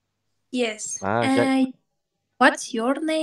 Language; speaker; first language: English; non-native, learner; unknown